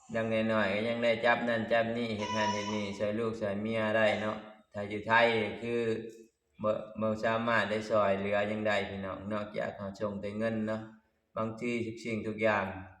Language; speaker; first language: Lao; native; Lao